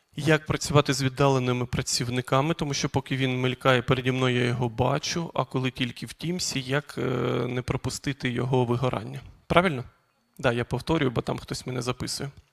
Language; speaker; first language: Ukrainian; non-native, local second language; Russian